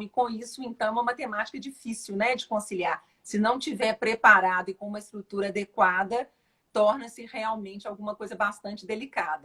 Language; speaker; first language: Portuguese; native; Portuguese